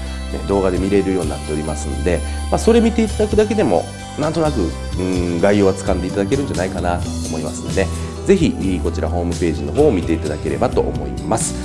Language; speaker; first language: Japanese; native; Japanese